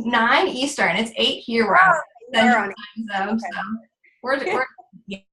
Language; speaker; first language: English; native; English